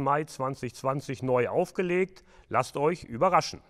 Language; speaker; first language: German; native; German